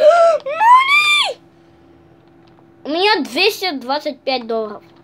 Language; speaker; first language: Russian; early bilingual, heritage; Russian